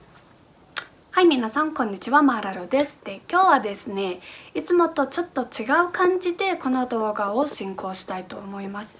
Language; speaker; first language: Japanese; non-native, fluent; Mongolian